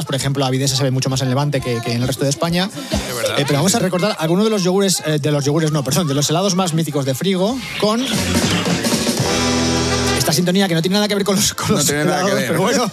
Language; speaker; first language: Spanish; native; Spanish